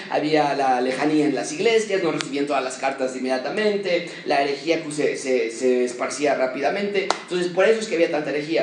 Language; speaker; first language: Spanish; native; Spanish